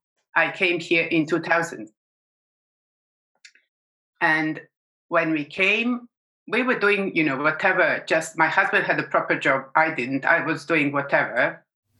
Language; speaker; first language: English; non-native, fluent; Serbian